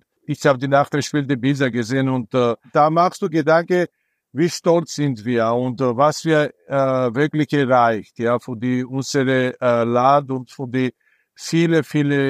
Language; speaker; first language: German; non-native, fluent; Georgian